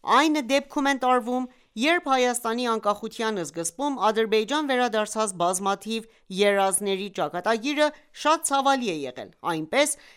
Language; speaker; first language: Armenian; early bilingual, heritage; Armenian